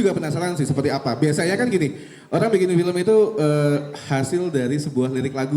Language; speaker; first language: Indonesian; native; Indonesian